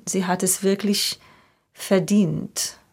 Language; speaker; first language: German; non-native, fluent; Hebrew